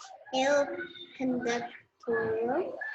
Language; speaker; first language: Spanish; non-native, learner; English